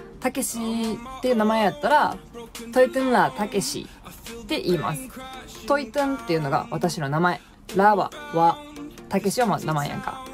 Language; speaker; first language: Japanese; early bilingual, other home language; Vietnamese